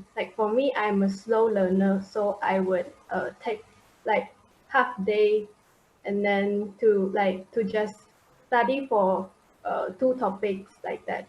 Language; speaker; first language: English; non-native, local second language; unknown